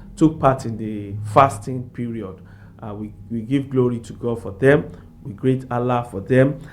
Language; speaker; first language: English; non-native, local second language; Yoruba